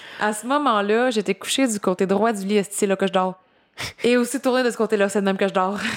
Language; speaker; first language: French; native; French